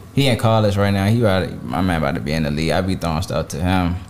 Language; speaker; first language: English; native; English